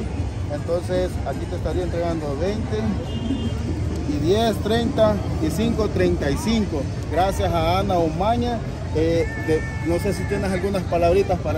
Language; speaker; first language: Spanish; native; Spanish